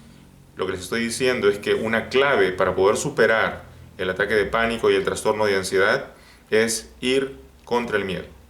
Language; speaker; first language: Spanish; native; Spanish